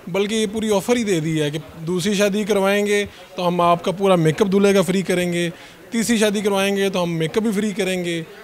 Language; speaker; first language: Urdu; non-native, local second language; Punjabi